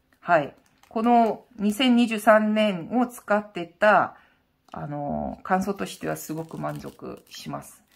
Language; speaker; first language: Japanese; non-native, fluent; Korean